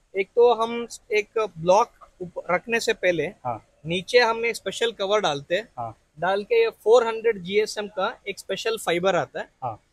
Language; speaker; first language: Hindi; non-native, local second language; Kannada